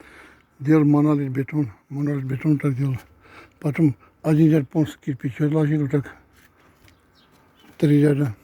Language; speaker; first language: Russian; non-native, fluent; Armenian